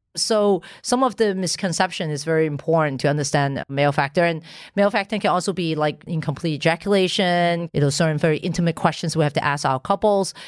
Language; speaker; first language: English; non-native, local second language; Cantonese